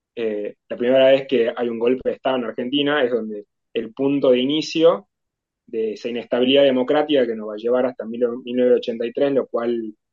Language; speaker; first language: Spanish; native; Spanish